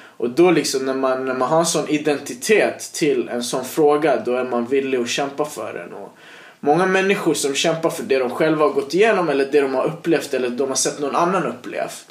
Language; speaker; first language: Swedish; early bilingual, other home language; Persian